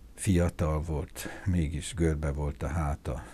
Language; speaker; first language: Hungarian; native; Hungarian